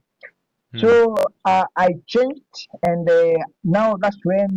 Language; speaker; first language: English; non-native, local second language; Swahili